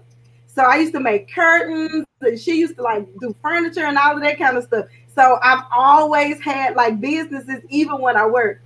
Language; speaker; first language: English; native; English